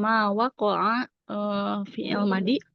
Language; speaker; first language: Arabic; non-native, learner; Indonesian